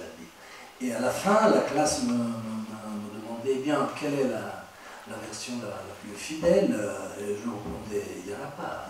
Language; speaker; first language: French; non-native, fluent; Italian